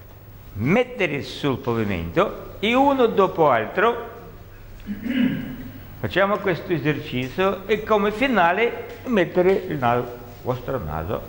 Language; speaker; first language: Italian; non-native, learner; Russian